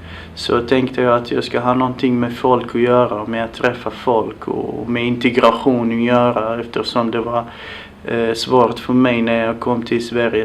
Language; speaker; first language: Swedish; non-native, fluent; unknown